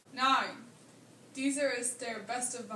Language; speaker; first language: German; non-native, learner; English